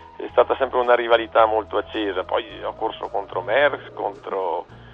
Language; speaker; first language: Italian; native; Italian